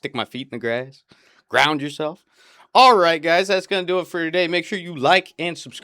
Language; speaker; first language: English; native; English